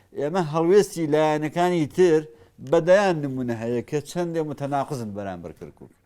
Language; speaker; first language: Central Kurdish; native; Central Kurdish